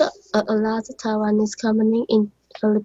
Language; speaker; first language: English; non-native, learner; Chinese